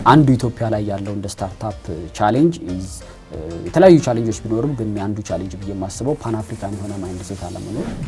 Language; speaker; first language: Amharic; native; Amharic